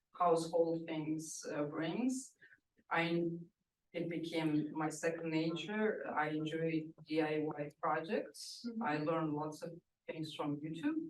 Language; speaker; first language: English; non-native, fluent; Russian